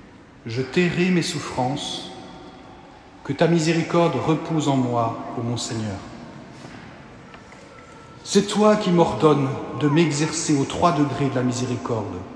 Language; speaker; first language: French; native; French